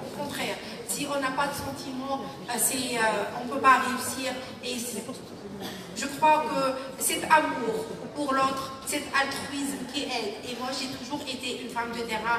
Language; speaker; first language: French; non-native, local second language; Arabic